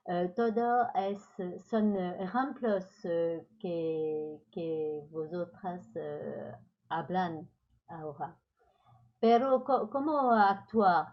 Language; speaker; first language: Spanish; non-native, learner; French